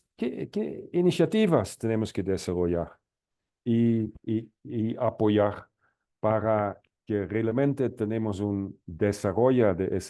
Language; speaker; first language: Spanish; non-native, fluent; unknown